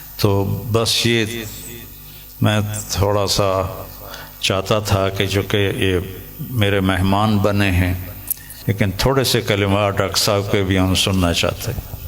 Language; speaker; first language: Urdu; native; Urdu